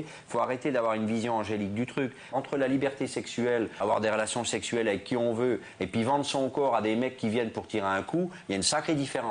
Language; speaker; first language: French; native; French